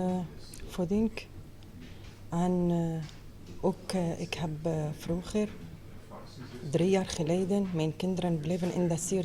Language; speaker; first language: Dutch; non-native, learner; Arabic